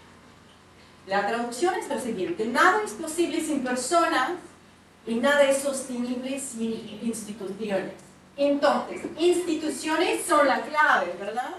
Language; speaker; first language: Spanish; non-native, fluent; Russian